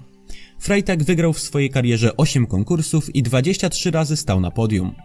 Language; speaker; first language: Polish; native; Polish